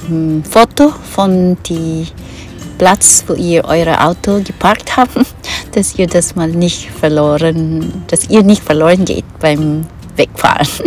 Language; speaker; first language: German; non-native, fluent; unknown